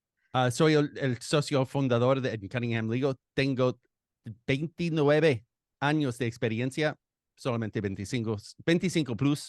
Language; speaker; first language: Spanish; non-native, fluent; English